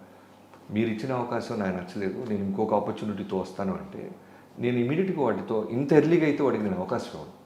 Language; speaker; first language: Telugu; native; Telugu